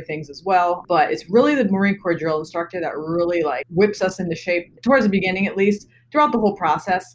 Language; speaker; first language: English; native; English